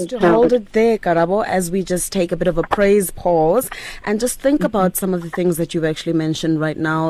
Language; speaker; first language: English; non-native, local second language; Tswana